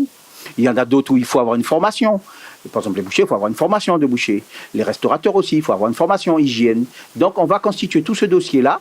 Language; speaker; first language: French; native; French